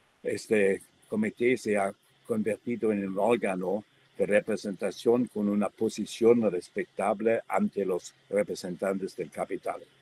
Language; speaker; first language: Spanish; non-native, fluent; German